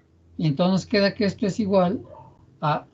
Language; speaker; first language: Spanish; native; Spanish